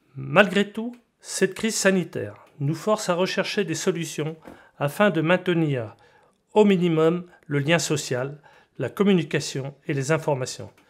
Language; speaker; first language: French; native; French